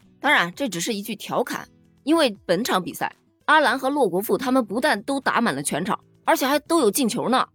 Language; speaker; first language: Chinese; native; Chinese